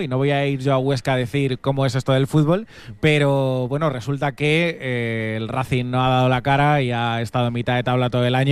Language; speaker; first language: Spanish; native; Spanish